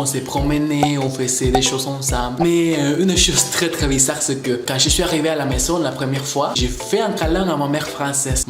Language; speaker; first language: French; non-native, fluent; Spanish